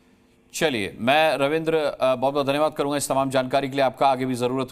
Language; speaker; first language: Hindi; native; Hindi